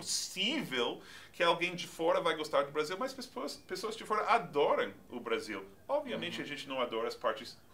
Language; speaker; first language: Portuguese; non-native, fluent; English